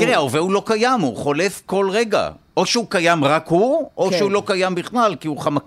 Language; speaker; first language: Hebrew; native; Hebrew